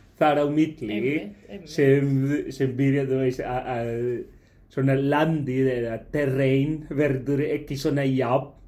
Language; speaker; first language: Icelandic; non-native, fluent; Spanish